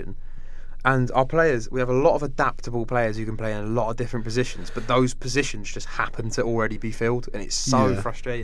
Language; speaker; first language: English; native; English